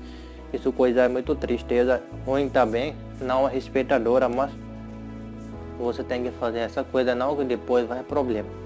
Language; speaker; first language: Portuguese; non-native, learner; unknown